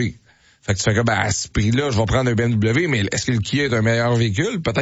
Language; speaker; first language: French; native; French